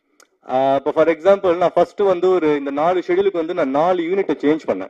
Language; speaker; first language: Tamil; native; Tamil